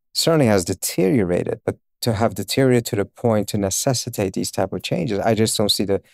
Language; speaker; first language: English; early bilingual, other home language; Swedish